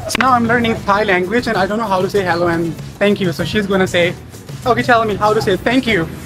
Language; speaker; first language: English; non-native, fluent; Urdu